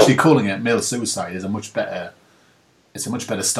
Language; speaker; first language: English; native; English